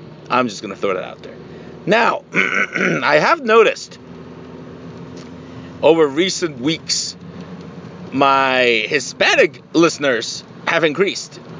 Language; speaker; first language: English; early bilingual, other home language; Spanish